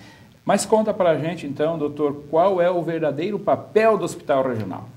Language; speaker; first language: Portuguese; native; Portuguese